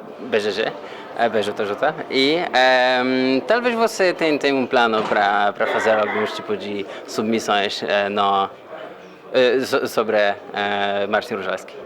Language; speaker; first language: Portuguese; non-native, fluent; Polish